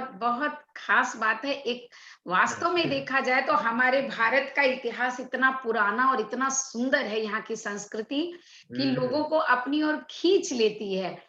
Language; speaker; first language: Hindi; native; Hindi